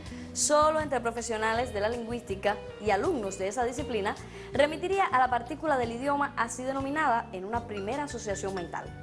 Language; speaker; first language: Spanish; native; Spanish